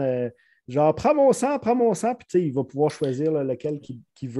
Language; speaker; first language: French; native; French